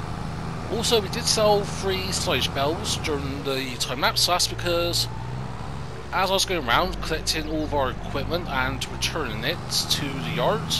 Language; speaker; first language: English; native; English